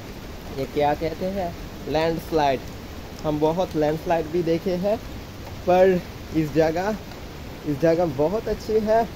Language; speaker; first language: Hindi; non-native, learner; Bangla